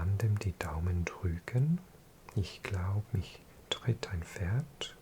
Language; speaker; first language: German; non-native, learner; English